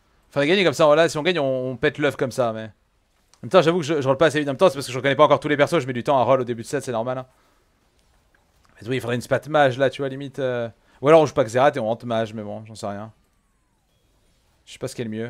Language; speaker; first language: French; native; French